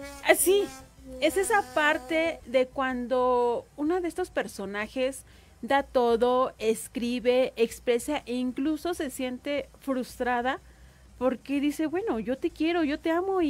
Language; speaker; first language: Spanish; native; Spanish